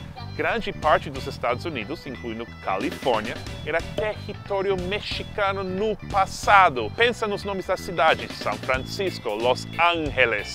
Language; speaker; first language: Portuguese; non-native, fluent; English